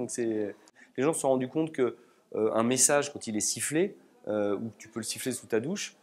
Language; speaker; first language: French; native; French